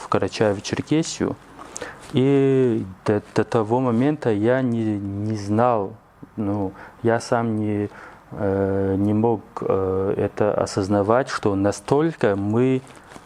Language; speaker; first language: Russian; non-native, local second language; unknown